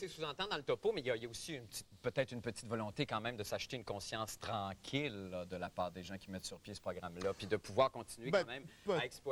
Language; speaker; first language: French; native; French